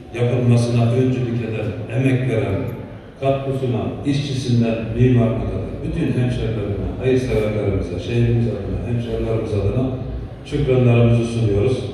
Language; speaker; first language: Turkish; native; Turkish